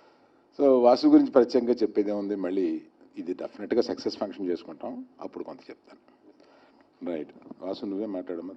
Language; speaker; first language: Telugu; native; Telugu